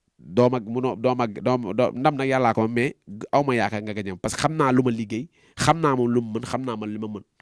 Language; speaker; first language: Wolof; non-native, local second language; Jola-Fonyi